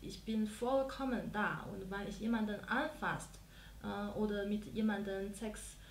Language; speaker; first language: German; non-native, fluent; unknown